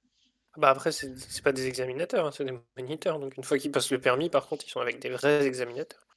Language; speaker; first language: French; native; French